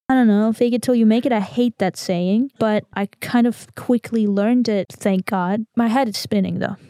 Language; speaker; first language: English; non-native, fluent; Armenian